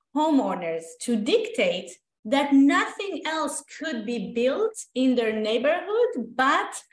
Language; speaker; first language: English; non-native, fluent; Hebrew